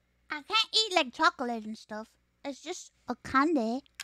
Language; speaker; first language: English; early bilingual, other home language; Spanish